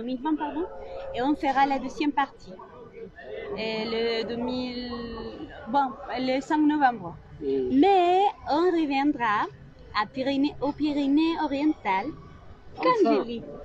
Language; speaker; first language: French; non-native, local second language; Spanish